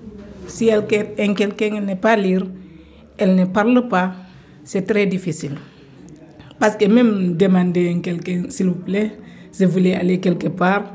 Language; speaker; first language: French; non-native, learner; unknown